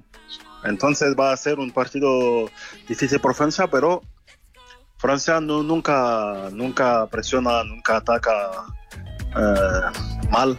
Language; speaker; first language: Spanish; non-native, learner; French